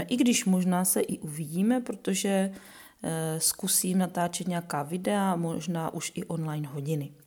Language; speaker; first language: Czech; native; Czech